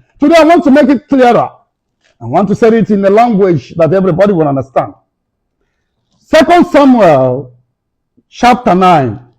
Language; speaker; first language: English; non-native, local second language; Igbo